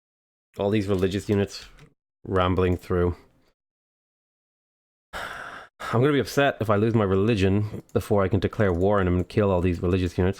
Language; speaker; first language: English; native; English